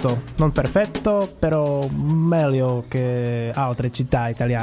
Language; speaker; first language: Italian; non-native, learner; Czech